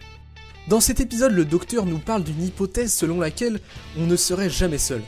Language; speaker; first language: French; native; French